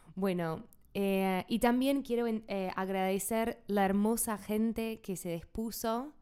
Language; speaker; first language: Spanish; non-native, fluent; English